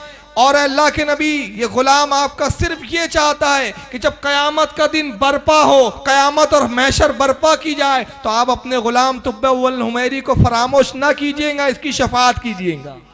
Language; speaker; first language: Urdu; native; Urdu